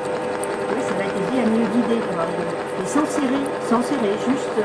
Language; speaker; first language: French; native; French